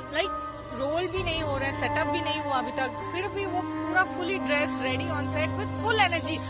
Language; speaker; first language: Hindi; non-native, local second language; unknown